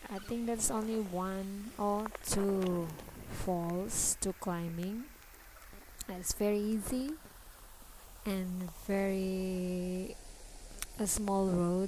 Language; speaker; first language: English; non-native, learner; Indonesian